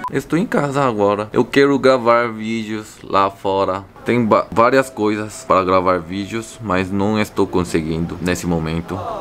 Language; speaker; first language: Portuguese; non-native, learner; Korean